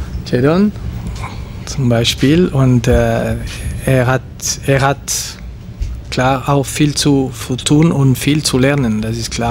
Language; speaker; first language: German; non-native, local second language; French